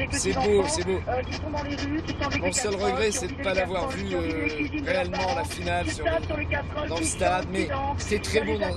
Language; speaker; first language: French; native; French